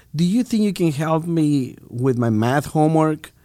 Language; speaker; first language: English; non-native, fluent; Spanish